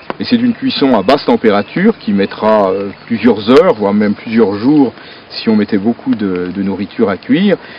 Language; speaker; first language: French; native; French